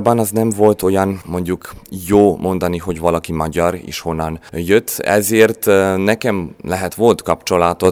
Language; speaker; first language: Hungarian; non-native, learner; Croatian